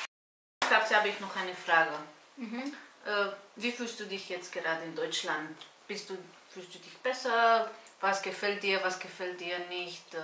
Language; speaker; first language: German; non-native, fluent; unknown